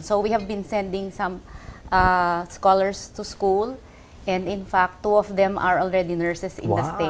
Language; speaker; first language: English; non-native, local second language; Filipino